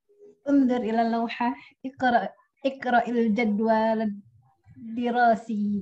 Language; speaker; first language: Arabic; non-native, learner; Indonesian